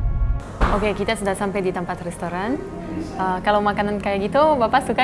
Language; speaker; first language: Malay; non-native, fluent; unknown